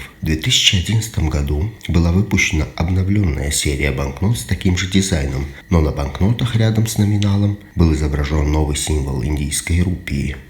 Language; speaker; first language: Russian; native; Russian